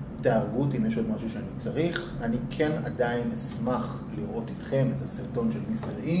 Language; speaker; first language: Hebrew; native; Hebrew